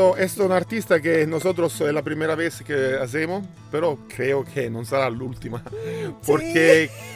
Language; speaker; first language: Spanish; non-native, learner; Italian